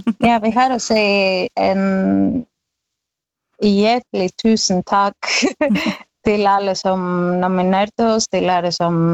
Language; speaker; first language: Norwegian; non-native, learner; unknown